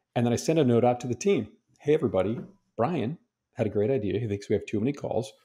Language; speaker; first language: English; native; English